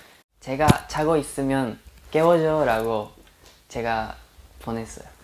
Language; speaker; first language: Korean; non-native, fluent; Japanese